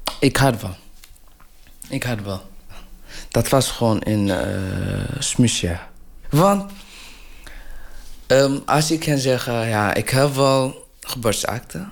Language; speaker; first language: Dutch; non-native, learner; Tigrinya